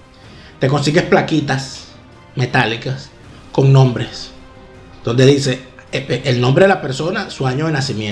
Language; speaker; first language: Spanish; native; Spanish